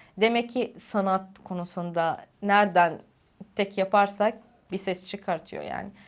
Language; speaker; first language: Turkish; non-native, fluent; Arabic